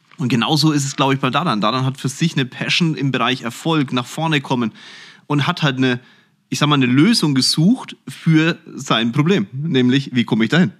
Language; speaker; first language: German; native; German